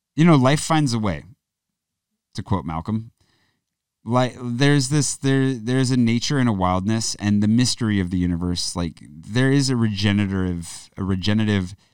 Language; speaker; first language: English; native; English